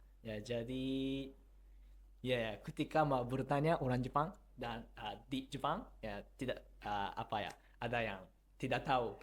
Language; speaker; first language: Indonesian; non-native, learner; Japanese